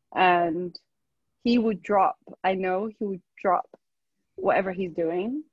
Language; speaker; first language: English; non-native, local second language; Chinese